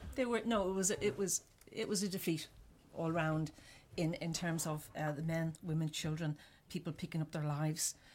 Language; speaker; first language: English; native; English